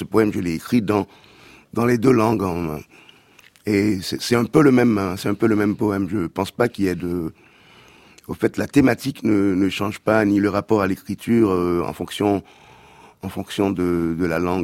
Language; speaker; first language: French; non-native, local second language; Haitian Creole